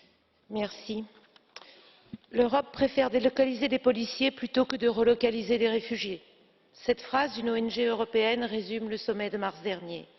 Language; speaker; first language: French; native; French